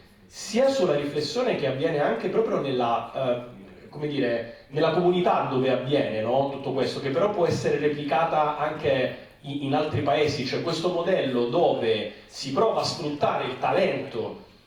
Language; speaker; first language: Italian; native; Italian